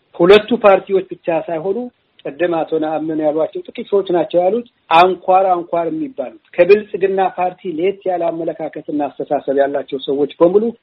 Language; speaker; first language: Amharic; non-native, local second language; Tigrinya